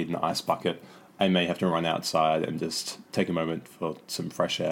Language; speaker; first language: English; native; English